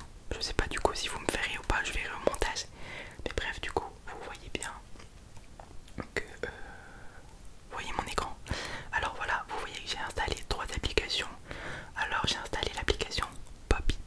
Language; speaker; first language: French; native; French